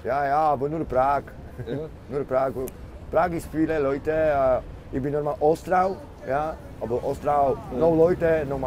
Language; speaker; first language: German; non-native, learner; Czech